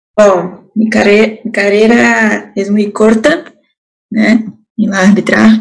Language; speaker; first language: Spanish; non-native, learner; Portuguese